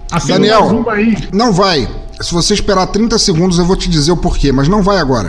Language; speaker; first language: Portuguese; native; Portuguese